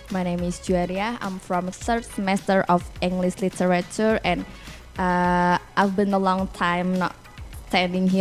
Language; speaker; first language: English; non-native, learner; Indonesian